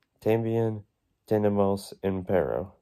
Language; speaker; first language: Spanish; non-native, learner; English